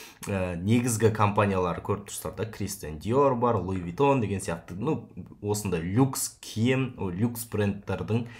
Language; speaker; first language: Kazakh; native; Kazakh